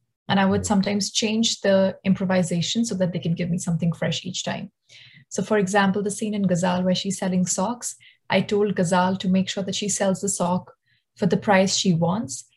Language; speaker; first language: English; non-native, local second language; Hindi